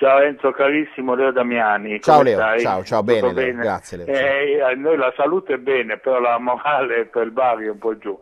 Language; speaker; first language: Italian; native; Italian